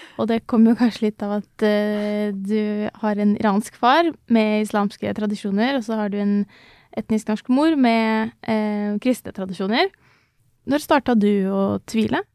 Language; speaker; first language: Norwegian; early bilingual, other home language; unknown